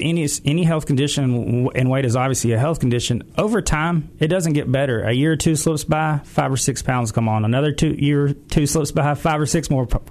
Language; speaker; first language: English; native; English